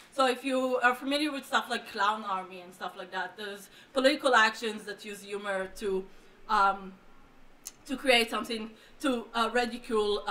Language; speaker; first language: English; non-native, fluent; Hebrew